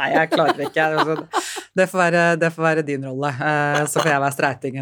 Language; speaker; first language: Norwegian; native; Norwegian